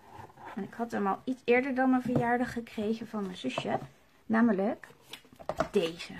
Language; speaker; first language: Dutch; native; Dutch